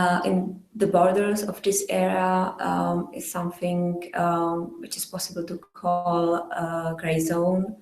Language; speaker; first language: English; non-native, fluent; Czech